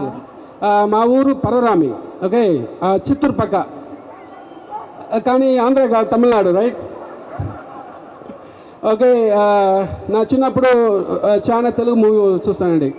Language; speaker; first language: Telugu; non-native, local second language; Tamil